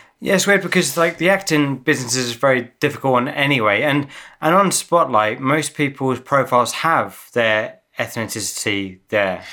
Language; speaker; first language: English; native; English